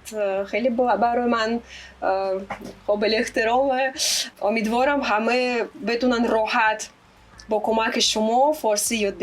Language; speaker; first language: Persian; non-native, fluent; Russian